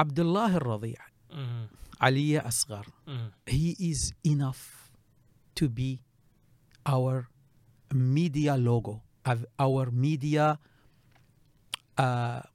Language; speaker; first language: English; non-native, learner; Arabic